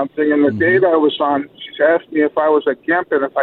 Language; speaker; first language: English; native; English